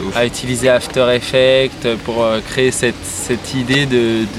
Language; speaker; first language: French; native; French